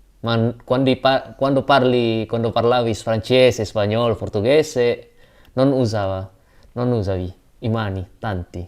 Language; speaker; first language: Italian; non-native, learner; Indonesian